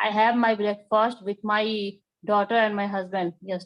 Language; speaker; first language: English; non-native, learner; Marathi